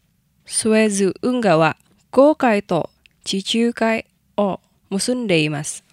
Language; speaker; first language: Japanese; non-native, fluent; Indonesian